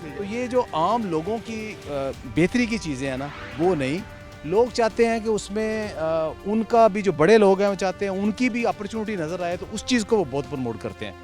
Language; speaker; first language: Urdu; non-native, local second language; Punjabi